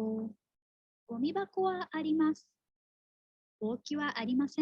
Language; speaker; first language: Japanese; non-native, learner; Indonesian